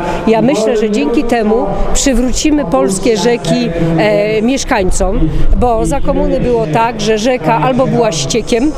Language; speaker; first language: Polish; native; Polish